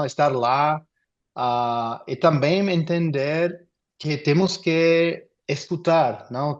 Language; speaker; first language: Portuguese; non-native, fluent; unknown